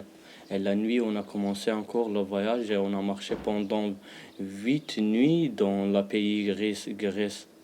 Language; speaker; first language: French; non-native, learner; Pashto